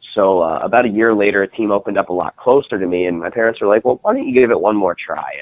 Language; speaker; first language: English; native; English